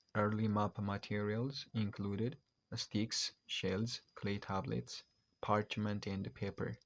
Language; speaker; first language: English; non-native, local second language; Amharic